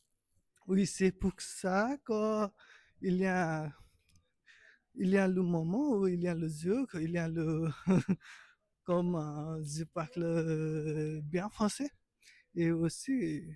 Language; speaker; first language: French; non-native, learner; Nepali